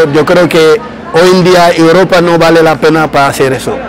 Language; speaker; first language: Spanish; non-native, fluent; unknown